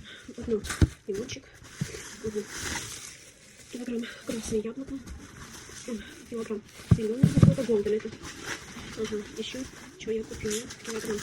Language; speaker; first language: Russian; non-native, fluent; Armenian